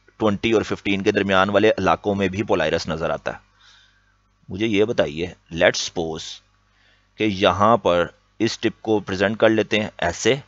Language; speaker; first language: Urdu; native; Urdu